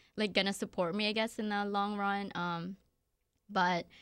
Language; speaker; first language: English; early bilingual, other home language; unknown